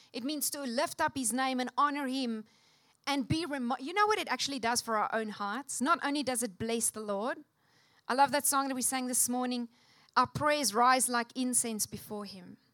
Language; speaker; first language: English; non-native, local second language; Afrikaans